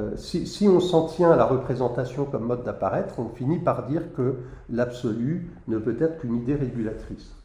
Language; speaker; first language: French; native; French